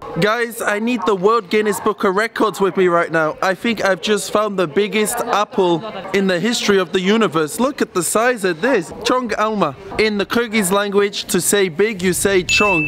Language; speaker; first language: English; native; English